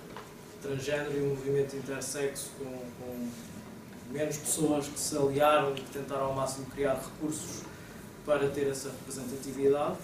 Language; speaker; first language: Portuguese; native; Portuguese